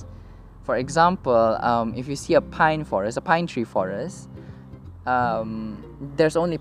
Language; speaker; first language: English; non-native, local second language; Malay